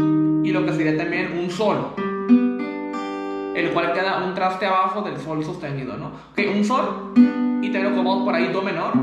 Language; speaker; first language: Spanish; native; Spanish